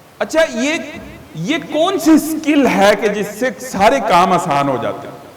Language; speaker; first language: Urdu; native; Urdu